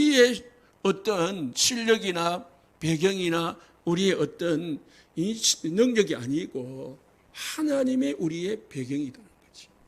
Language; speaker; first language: Korean; native; Korean